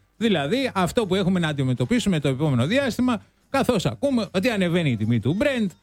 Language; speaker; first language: Greek; native; Greek